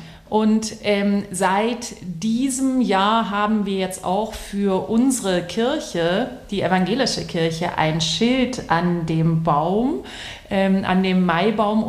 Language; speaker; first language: German; native; German